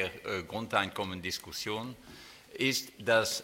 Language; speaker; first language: German; non-native, fluent; French